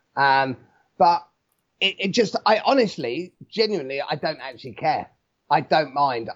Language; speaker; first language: English; native; English